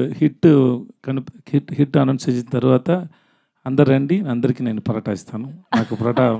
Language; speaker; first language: Telugu; non-native, learner; Tamil